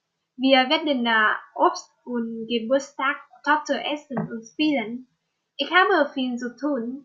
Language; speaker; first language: German; non-native, learner; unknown